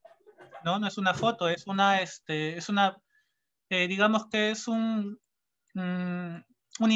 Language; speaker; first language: Spanish; native; Spanish